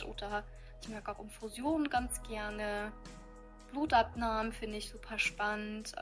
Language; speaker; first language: German; early bilingual, other home language; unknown